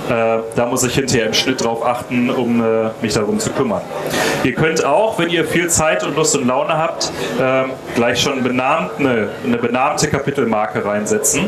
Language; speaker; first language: German; native; German